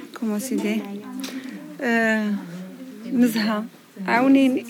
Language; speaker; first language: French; non-native, learner; Arabic